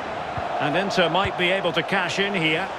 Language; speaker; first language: English; native; English